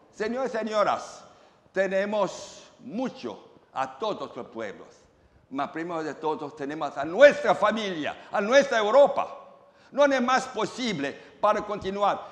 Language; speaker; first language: Spanish; non-native, learner; Romanian